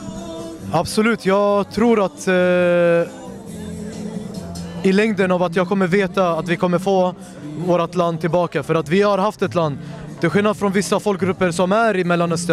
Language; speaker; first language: Swedish; early bilingual, other home language; Assyrian Neo-Aramaic